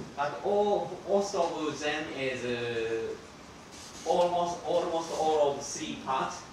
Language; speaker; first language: English; non-native, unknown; Japanese